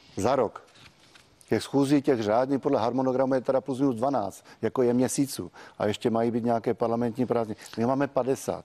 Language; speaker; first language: Czech; native; Czech